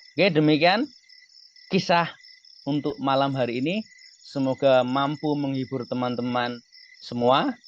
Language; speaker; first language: Indonesian; native; Indonesian